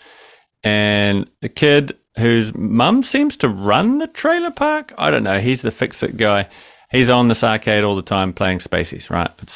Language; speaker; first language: English; native; English